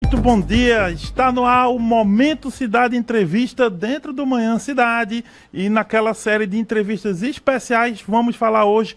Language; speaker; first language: Portuguese; native; Portuguese